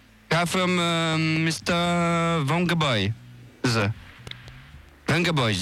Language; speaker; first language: English; non-native, learner; French